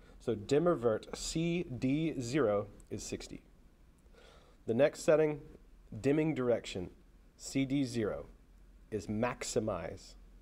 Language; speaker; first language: English; native; English